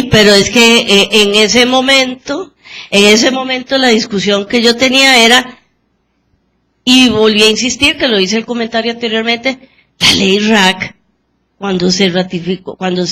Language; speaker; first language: Spanish; native; Spanish